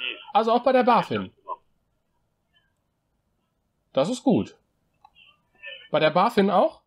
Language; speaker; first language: German; native; German